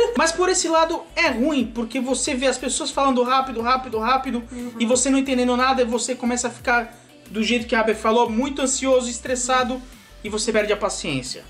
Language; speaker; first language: Portuguese; native; Portuguese